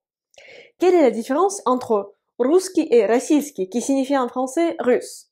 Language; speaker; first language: French; non-native, fluent; Russian